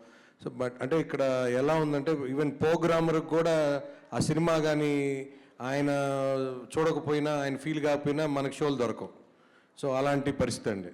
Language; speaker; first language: Telugu; native; Telugu